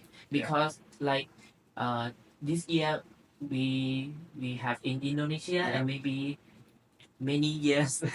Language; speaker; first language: English; non-native, learner; Thai